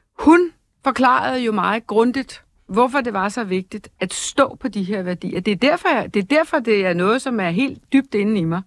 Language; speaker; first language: Danish; native; Danish